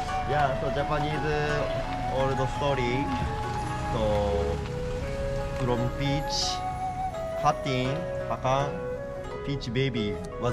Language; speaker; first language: English; non-native, learner; Japanese